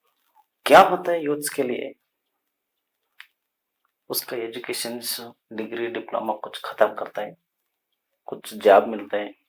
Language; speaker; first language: Hindi; non-native, local second language; Kannada